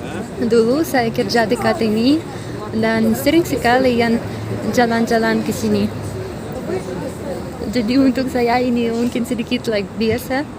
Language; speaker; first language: Indonesian; non-native, fluent; Russian